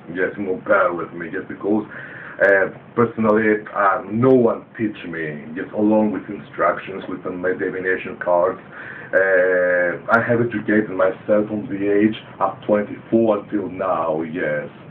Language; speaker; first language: English; non-native, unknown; Greek